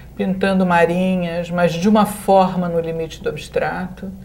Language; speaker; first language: Portuguese; native; Portuguese